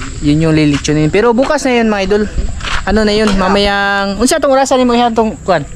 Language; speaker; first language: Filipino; non-native, local second language; Cebuano